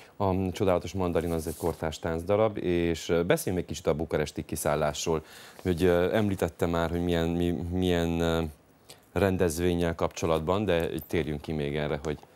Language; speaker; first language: Hungarian; native; Hungarian